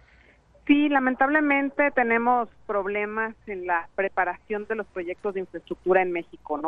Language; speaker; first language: Spanish; native; Spanish